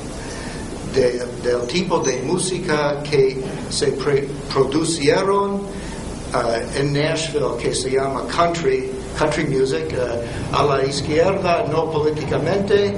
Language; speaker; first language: Spanish; non-native, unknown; English